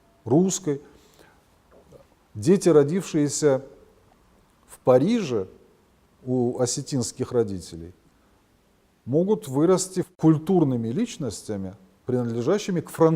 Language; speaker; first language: Russian; non-native, local second language; Ossetic